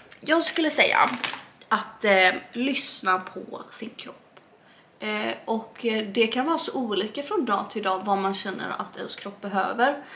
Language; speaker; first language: Swedish; native; Swedish